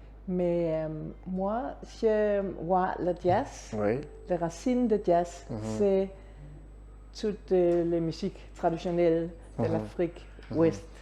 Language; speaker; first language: French; non-native, fluent; Danish